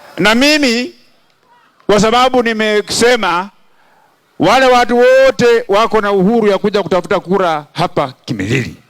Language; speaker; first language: Swahili; non-native, local second language; Luyia